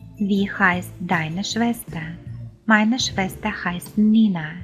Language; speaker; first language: German; non-native, fluent; Ukrainian